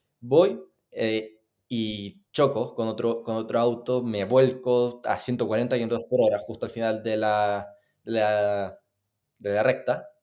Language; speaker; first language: Spanish; native; Spanish